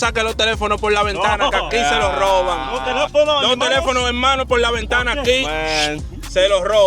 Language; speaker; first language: Spanish; native; Spanish